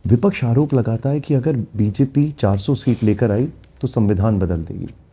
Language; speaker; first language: Hindi; native; Hindi